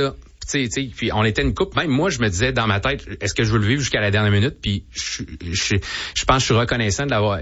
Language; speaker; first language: French; native; French